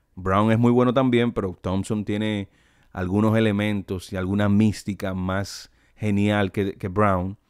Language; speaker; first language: Spanish; native; Spanish